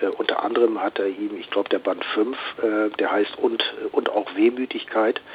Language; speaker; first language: German; native; German